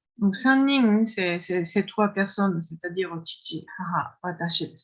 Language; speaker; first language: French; non-native, fluent; Japanese